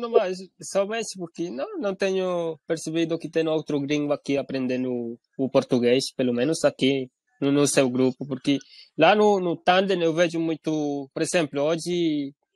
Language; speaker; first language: Portuguese; non-native, fluent; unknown